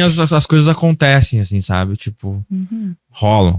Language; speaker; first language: Portuguese; native; Portuguese